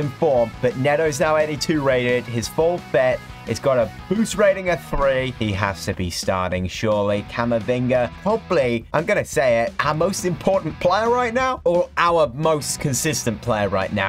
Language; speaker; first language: English; native; English